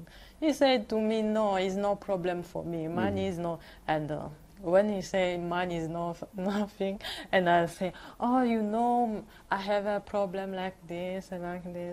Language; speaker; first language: English; non-native, learner; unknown